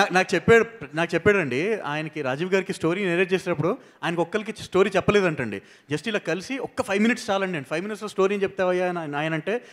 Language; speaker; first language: Telugu; native; Telugu